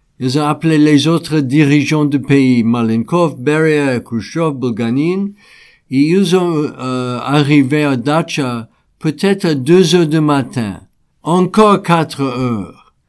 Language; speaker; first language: French; non-native, fluent; English